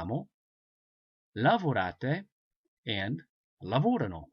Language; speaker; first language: Italian; non-native, fluent; English